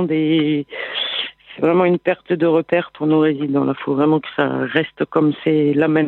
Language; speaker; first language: French; native; French